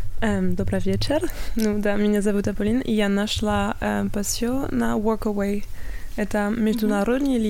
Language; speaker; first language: Russian; non-native, learner; French